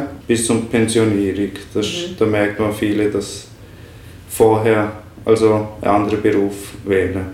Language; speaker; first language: German; non-native, fluent; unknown